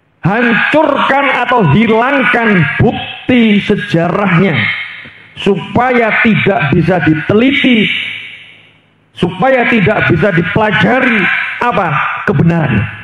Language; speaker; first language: Indonesian; native; Indonesian